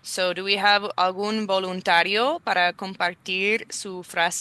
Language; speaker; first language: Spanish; non-native, fluent; English